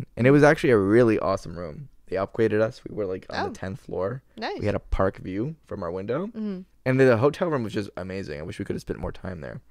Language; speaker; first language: English; native; English